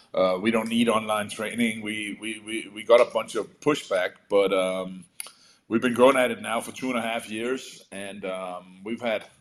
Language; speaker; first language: English; non-native, fluent; Danish